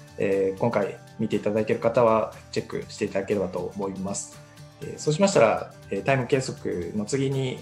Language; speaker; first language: Japanese; native; Japanese